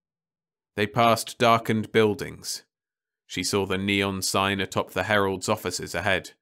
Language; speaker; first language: English; native; English